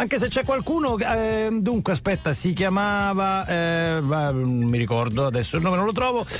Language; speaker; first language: Italian; native; Italian